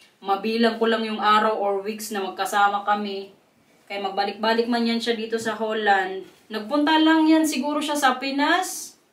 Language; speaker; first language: Filipino; non-native, local second language; Waray